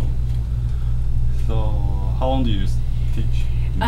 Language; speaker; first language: English; non-native, learner; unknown